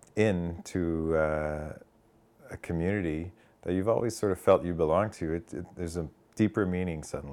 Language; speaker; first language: English; native; English